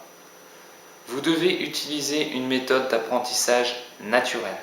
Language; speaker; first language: French; native; French